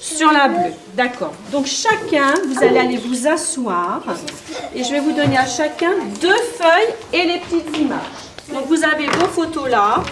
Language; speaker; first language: French; native; French